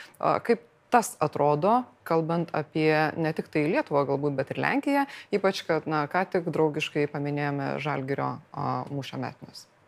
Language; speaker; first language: Lithuanian; native; Lithuanian